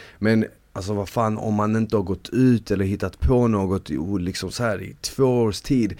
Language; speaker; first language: Swedish; early bilingual, other home language; Bosnian